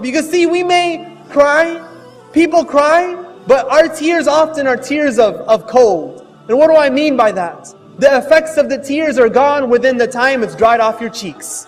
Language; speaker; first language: English; native; English